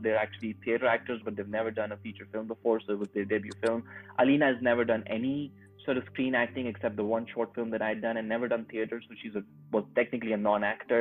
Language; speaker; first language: English; non-native, local second language; Urdu